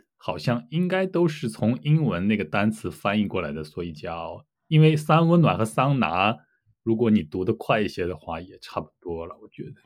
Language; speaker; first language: Chinese; native; Chinese